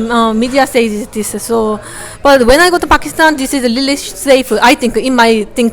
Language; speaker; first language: English; non-native, learner; Korean